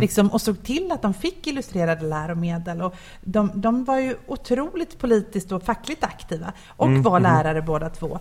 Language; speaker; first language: Swedish; native; Swedish